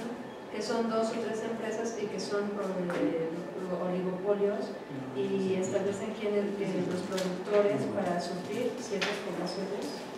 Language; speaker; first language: Spanish; native; Spanish